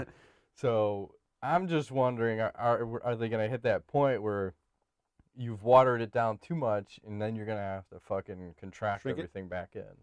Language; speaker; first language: English; native; English